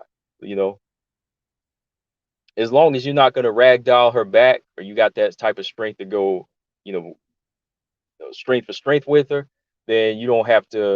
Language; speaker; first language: English; native; English